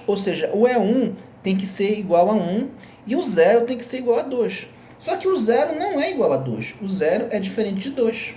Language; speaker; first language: Portuguese; native; Portuguese